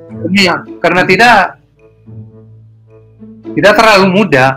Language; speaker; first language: Indonesian; non-native, fluent; Hebrew